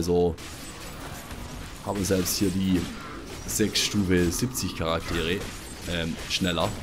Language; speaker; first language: German; native; German